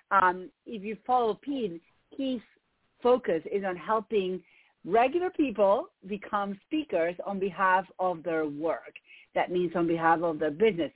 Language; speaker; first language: English; non-native, fluent; Spanish